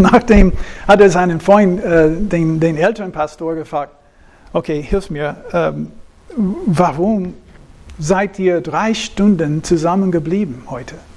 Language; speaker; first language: German; non-native, fluent; English